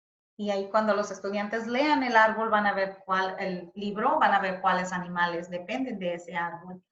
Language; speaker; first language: Spanish; early bilingual, heritage; Spanish